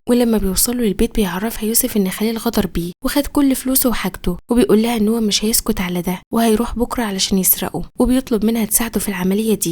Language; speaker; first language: Arabic; native; Arabic